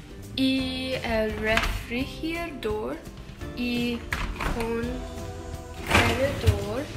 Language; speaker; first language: Spanish; non-native, learner; English